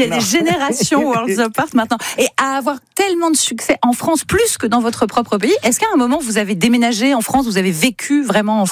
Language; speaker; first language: French; native; French